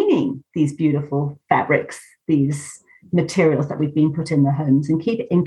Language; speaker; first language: English; native; English